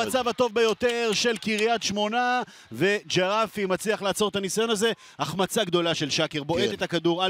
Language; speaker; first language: Hebrew; native; Hebrew